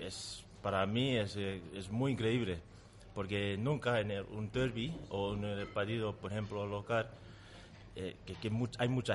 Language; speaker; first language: Spanish; non-native, learner; Tongan